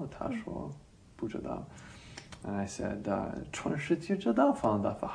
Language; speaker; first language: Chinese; non-native, learner; English